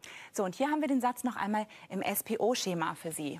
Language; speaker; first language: German; native; German